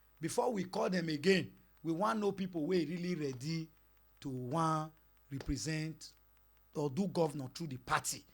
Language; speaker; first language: Nigerian Pidgin; non-native, local second language; Bini